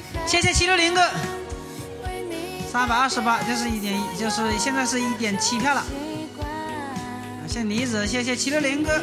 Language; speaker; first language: Chinese; native; Chinese